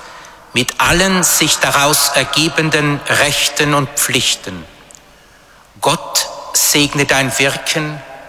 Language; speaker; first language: German; native; German